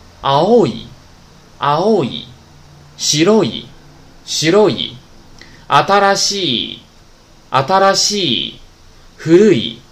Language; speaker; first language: Japanese; non-native, fluent; Chinese